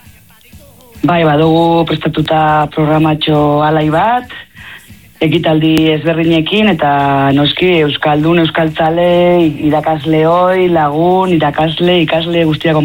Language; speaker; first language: Basque; non-native, local second language; Spanish